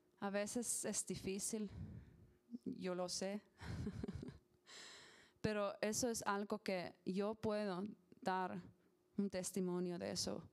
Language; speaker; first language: Spanish; non-native, learner; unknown